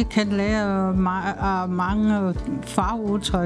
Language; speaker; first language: Danish; non-native, learner; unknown